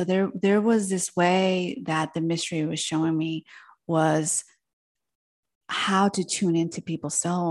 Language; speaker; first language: English; early bilingual, other home language; Spanish